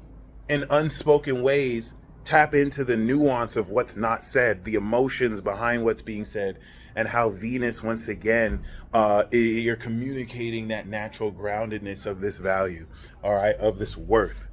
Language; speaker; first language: English; native; English